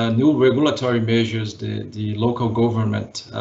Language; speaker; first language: English; non-native, fluent; Portuguese